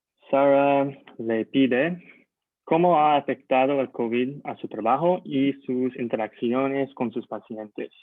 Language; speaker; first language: Spanish; non-native, learner; English